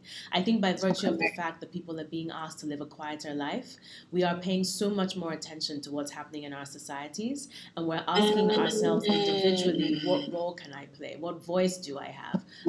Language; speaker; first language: English; native; English